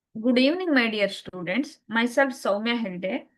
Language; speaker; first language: English; non-native, local second language; Kannada